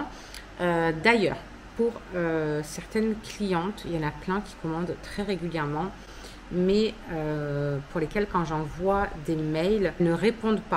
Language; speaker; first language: French; native; French